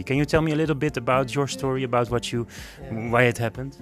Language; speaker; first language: English; non-native, fluent; Dutch